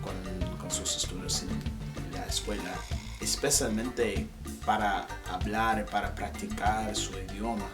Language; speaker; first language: Spanish; non-native, fluent; English